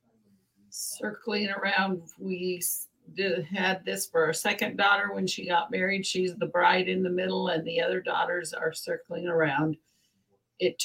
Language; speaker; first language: English; native; English